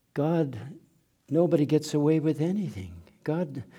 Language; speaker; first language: English; non-native, fluent; German